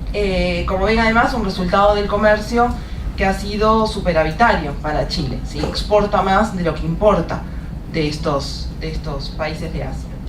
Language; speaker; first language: Spanish; native; Spanish